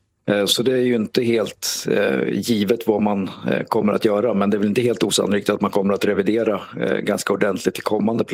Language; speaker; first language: Swedish; native; Swedish